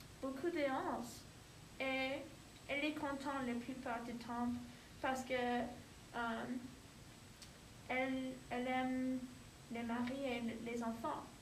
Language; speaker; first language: French; non-native, learner; English